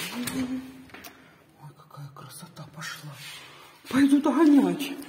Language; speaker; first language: Russian; non-native, local second language; Tajik